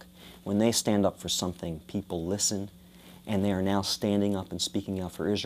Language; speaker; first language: English; native; English